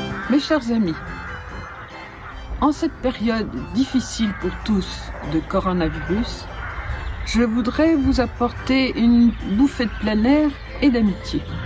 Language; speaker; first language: French; native; French